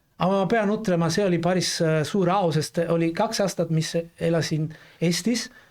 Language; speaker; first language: Estonian; non-native, fluent; Italian